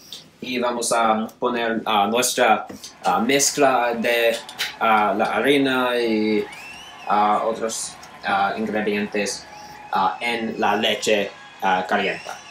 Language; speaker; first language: Spanish; non-native, learner; English